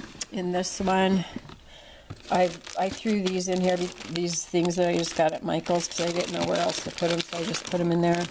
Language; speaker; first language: English; native; English